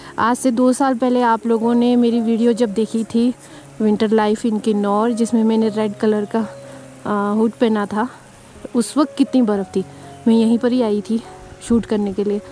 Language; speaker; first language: Hindi; non-native, local second language; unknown